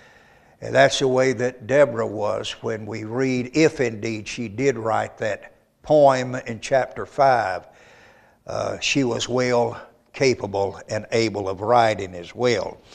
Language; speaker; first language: English; native; English